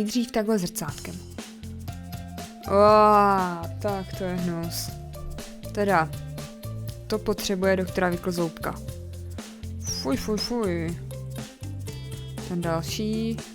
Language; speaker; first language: Czech; native; Czech